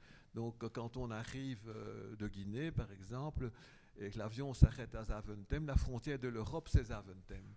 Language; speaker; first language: French; native; French